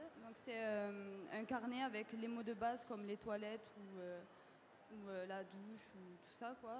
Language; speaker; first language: French; native; French